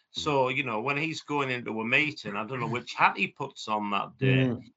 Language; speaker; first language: English; native; English